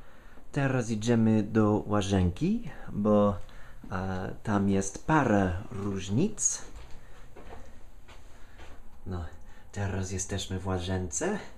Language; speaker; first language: Polish; non-native, fluent; English